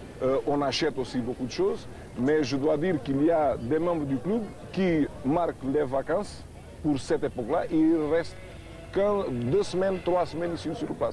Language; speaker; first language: French; non-native, fluent; Portuguese